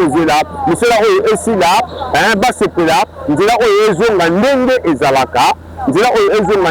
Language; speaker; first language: French; non-native, local second language; Lingala